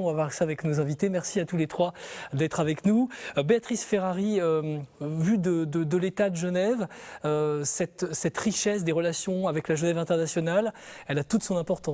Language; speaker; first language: French; native; French